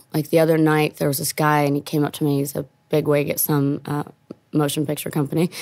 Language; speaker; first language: English; non-native, fluent; Italian